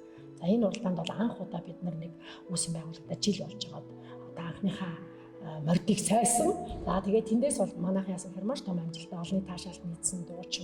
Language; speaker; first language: Mongolian; native; Mongolian